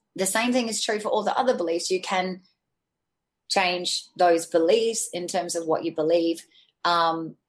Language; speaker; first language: English; native; English